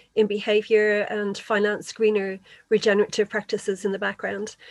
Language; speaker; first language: English; native; English